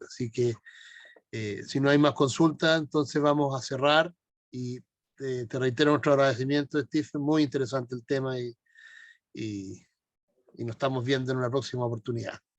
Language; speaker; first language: Spanish; native; Spanish